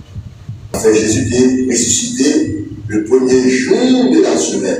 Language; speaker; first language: French; non-native, local second language; Haitian Creole